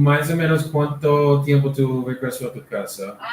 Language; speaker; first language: Spanish; non-native, learner; English